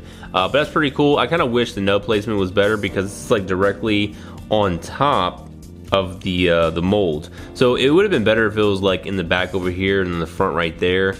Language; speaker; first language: English; native; English